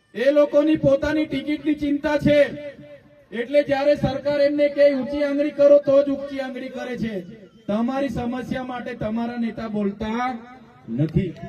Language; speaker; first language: Gujarati; non-native, local second language; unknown